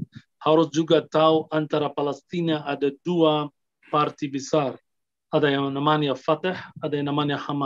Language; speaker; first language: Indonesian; non-native, fluent; Arabic